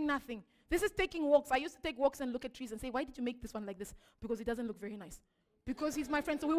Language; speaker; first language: English; non-native, local second language; Shona